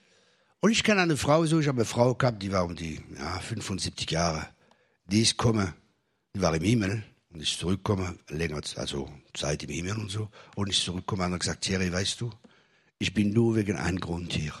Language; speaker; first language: German; non-native, fluent; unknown